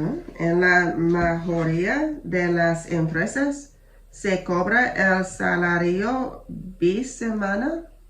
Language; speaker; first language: Spanish; non-native, learner; English